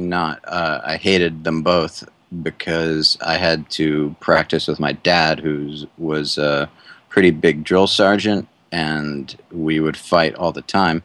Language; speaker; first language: English; native; English